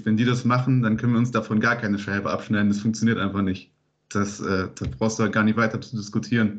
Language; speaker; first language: German; native; German